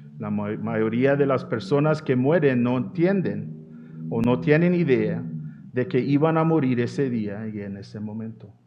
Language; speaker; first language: Spanish; non-native, fluent; English